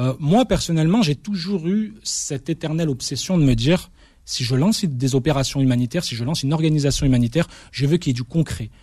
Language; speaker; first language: French; early bilingual, other home language; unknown